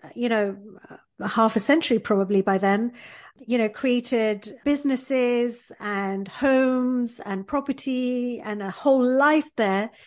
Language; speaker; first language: English; early bilingual, other home language; Gujarati